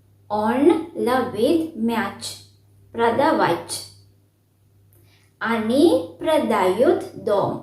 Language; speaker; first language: Russian; non-native, fluent; Sinhala